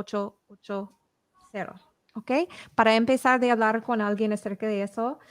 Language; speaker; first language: Spanish; early bilingual, heritage; English